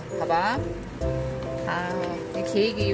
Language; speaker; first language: Korean; native; Korean